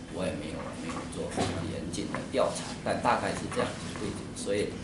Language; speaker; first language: Chinese; native; Chinese